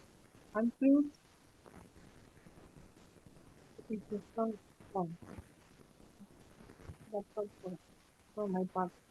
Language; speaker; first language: English; non-native, learner; Spanish